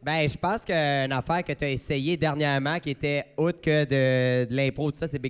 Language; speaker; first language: French; native; French